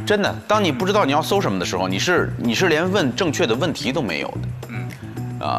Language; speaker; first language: Chinese; native; Chinese